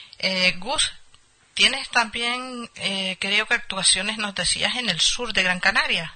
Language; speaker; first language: Spanish; native; Spanish